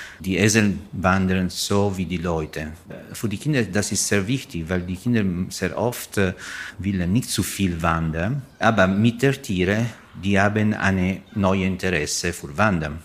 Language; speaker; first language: German; non-native, learner; Italian